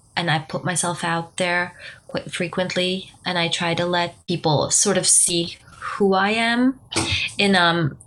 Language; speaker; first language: English; non-native, fluent; Romanian